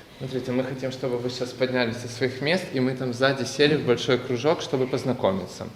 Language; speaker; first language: Russian; native; Russian